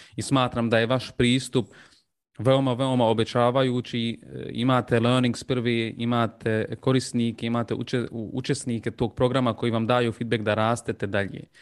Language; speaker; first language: Croatian; early bilingual, heritage; Bosnian